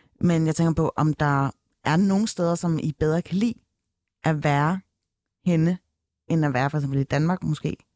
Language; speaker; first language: Danish; early bilingual, other home language; Turkish